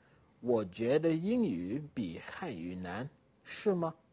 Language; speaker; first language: Chinese; non-native, fluent; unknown